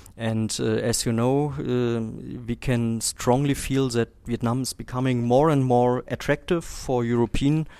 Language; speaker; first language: English; non-native, fluent; German